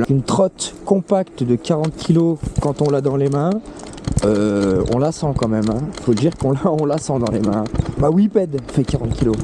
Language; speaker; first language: French; native; French